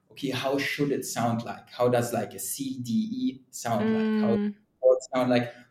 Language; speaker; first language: English; non-native, fluent; German